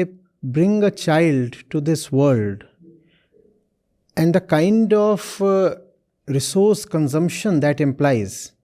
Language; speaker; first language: English; non-native, local second language; Hindi